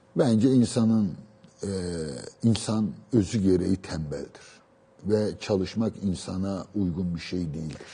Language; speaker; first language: Turkish; native; Turkish